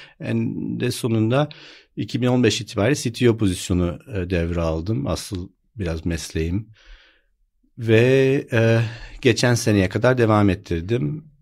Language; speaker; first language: Turkish; early bilingual, heritage; Turkish